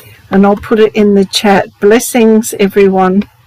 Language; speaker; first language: English; native; English